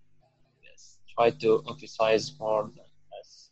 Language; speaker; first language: English; non-native, local second language; Arabic